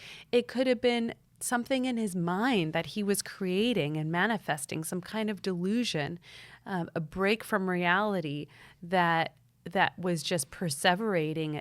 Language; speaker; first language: English; native; English